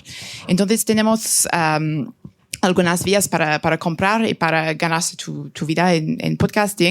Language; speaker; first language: Spanish; non-native, fluent; French